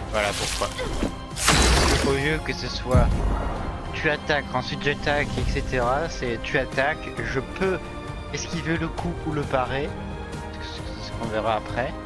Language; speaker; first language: French; native; French